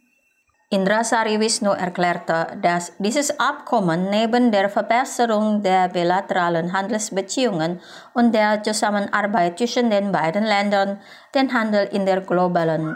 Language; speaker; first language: German; non-native, fluent; Indonesian